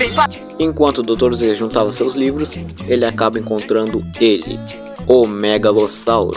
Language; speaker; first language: Portuguese; native; Portuguese